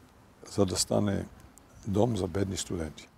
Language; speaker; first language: Bulgarian; early bilingual, heritage; Bulgarian